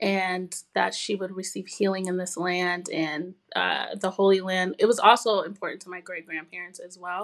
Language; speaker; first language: English; native; English